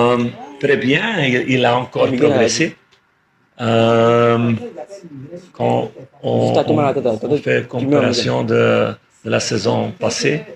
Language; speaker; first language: French; non-native, fluent; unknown